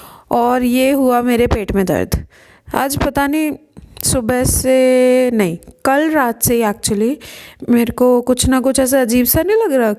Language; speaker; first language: Hindi; native; Hindi